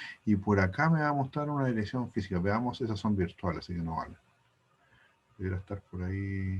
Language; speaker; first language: Spanish; native; Spanish